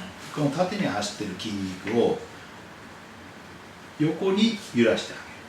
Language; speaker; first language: Japanese; native; Japanese